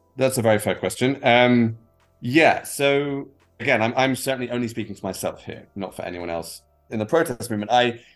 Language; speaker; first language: English; native; English